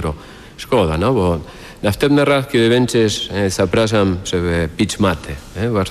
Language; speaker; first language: Polish; non-native, fluent; Spanish